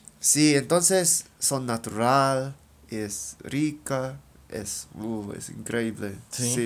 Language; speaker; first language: Spanish; non-native, learner; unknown